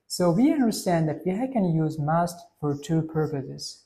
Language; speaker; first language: English; non-native, fluent; Persian